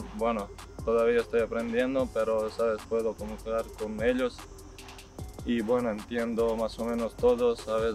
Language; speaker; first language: Spanish; non-native, learner; Serbian